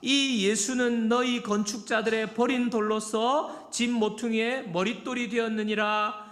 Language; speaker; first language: Korean; native; Korean